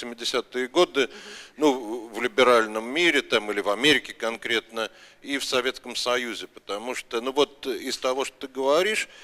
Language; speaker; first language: Russian; native; Russian